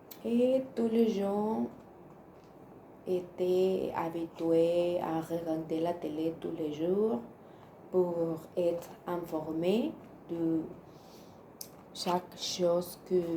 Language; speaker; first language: French; non-native, learner; Spanish